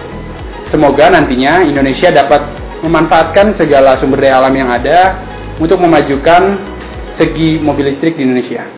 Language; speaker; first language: Indonesian; native; Indonesian